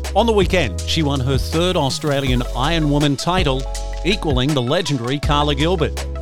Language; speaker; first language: English; native; English